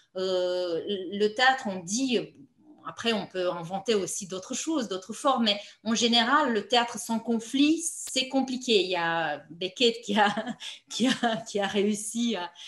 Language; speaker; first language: French; non-native, fluent; Romanian